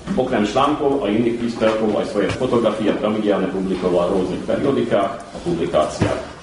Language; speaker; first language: Slovak; early bilingual, heritage; Slovak